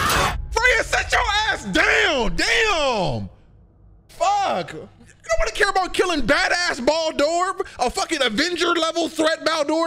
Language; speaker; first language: English; native; English